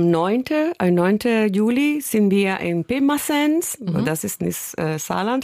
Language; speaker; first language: German; non-native, fluent; Spanish